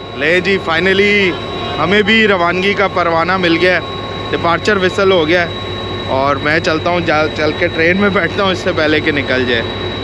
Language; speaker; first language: Urdu; native; Urdu